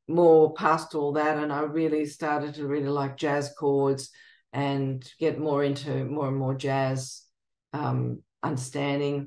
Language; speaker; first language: English; native; English